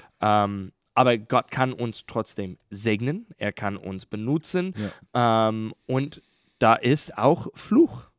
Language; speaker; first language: German; non-native, learner; English